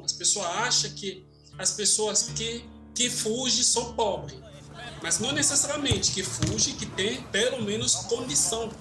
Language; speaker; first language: Portuguese; non-native, fluent; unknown